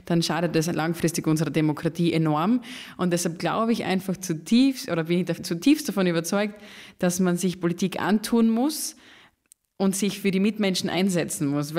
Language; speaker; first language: German; native; German